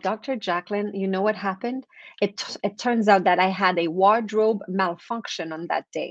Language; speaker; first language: English; non-native, fluent; French